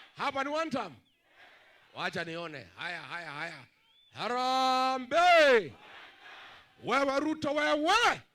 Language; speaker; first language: Swahili; non-native, local second language; Kikuyu